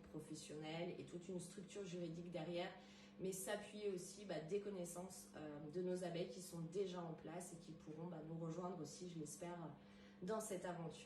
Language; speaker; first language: French; native; French